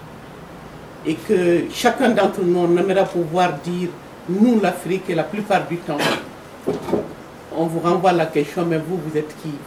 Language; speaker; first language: French; non-native, local second language; Bambara